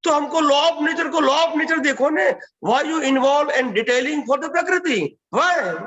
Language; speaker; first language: Hindi; non-native, local second language; Gujarati